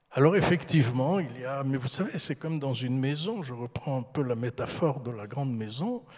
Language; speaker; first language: French; early bilingual, heritage; French